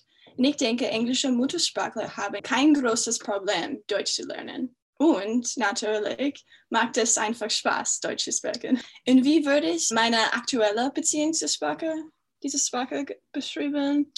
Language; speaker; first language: German; non-native, fluent; English